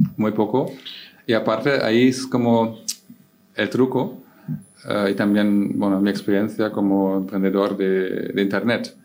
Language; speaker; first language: Spanish; non-native, fluent; German